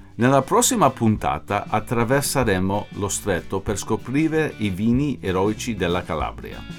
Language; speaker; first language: Italian; non-native, fluent; English